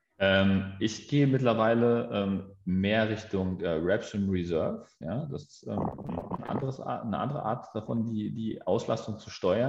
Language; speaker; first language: German; native; German